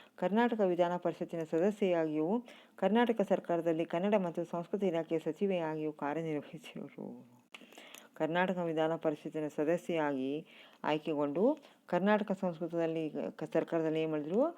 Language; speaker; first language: Kannada; native; Kannada